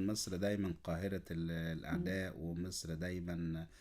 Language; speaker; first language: Arabic; native; Arabic